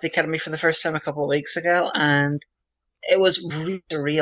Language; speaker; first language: English; native; English